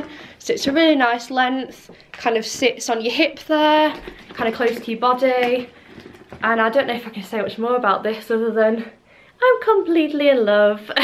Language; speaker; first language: English; native; English